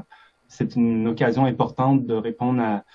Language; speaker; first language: French; native; French